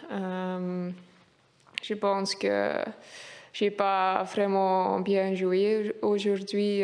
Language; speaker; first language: French; non-native, local second language; Dutch